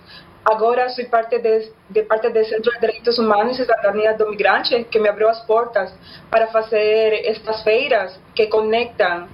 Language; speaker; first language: Portuguese; non-native, learner; Spanish